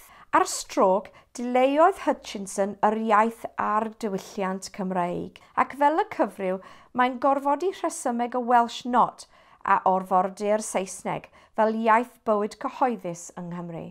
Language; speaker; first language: Welsh; non-native, fluent; English